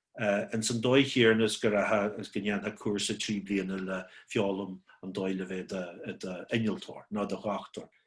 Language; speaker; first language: Irish; native; Irish